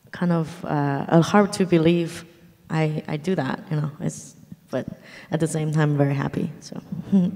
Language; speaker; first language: English; early bilingual, other home language; Chinese